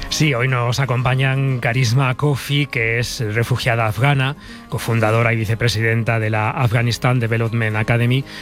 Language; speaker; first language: Spanish; native; Spanish